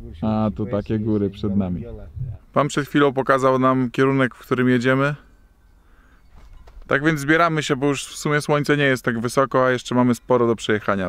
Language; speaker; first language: Polish; native; Polish